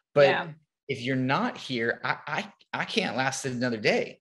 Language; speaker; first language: English; native; English